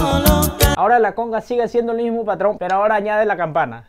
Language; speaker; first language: Spanish; native; Spanish